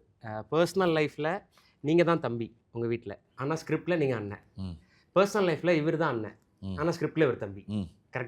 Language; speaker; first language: Tamil; native; Tamil